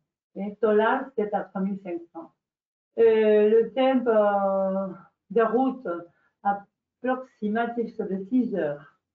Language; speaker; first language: French; non-native, learner; Spanish